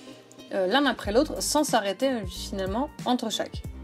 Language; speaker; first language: French; native; French